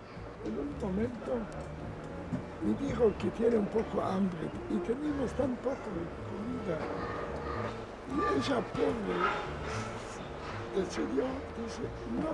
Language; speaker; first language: Spanish; non-native, learner; Yiddish